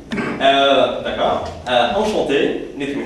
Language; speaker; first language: French; non-native, fluent; Russian